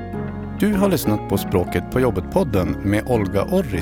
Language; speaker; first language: Swedish; native; Swedish